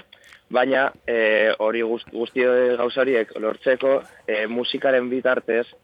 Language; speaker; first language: Basque; non-native, local second language; Spanish